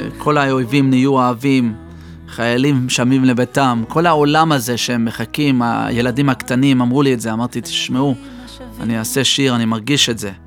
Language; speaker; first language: Hebrew; early bilingual, heritage; Hebrew